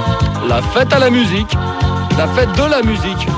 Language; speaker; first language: French; native; French